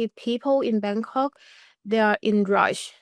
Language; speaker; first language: English; non-native, learner; Thai